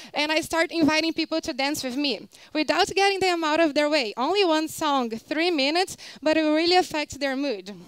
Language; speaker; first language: English; non-native, fluent; Portuguese